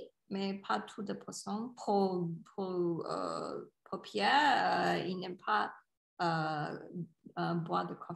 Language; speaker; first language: French; non-native, learner; Chinese